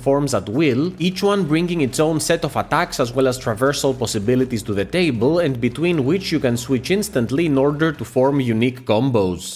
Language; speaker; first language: English; native; English